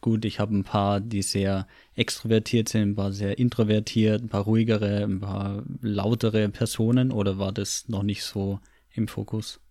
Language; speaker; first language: German; native; German